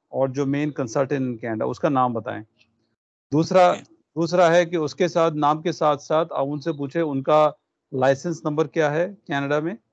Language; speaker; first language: Hindi; non-native, local second language; Punjabi